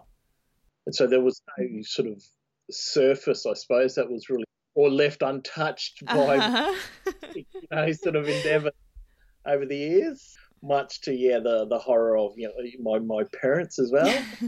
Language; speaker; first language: English; native; English